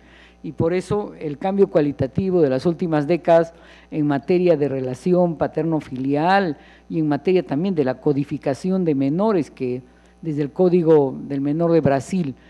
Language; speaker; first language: Spanish; native; Spanish